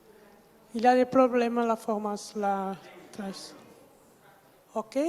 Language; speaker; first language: French; non-native, fluent; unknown